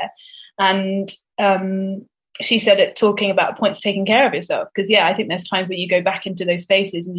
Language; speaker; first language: English; native; English